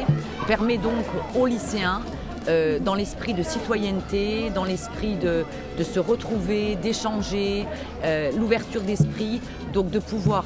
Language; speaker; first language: French; native; French